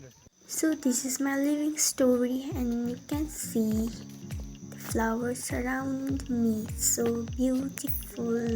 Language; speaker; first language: English; non-native, local second language; Nepali